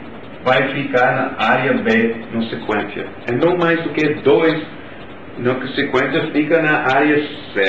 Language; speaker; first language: Portuguese; non-native, learner; English